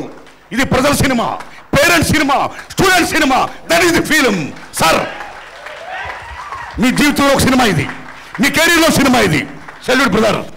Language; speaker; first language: Telugu; native; Telugu